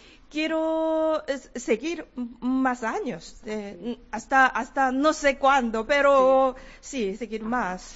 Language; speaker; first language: Spanish; non-native, learner; Korean